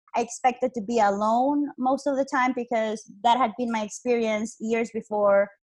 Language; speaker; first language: English; non-native, fluent; Spanish